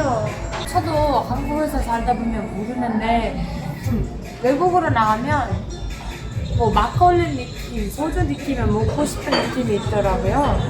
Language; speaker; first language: Korean; non-native, fluent; Uzbek